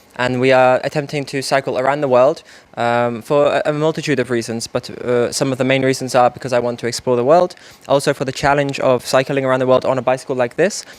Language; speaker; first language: English; non-native, fluent; Italian